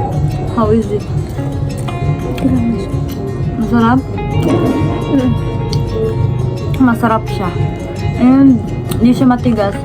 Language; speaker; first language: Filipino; non-native, local second language; Cebuano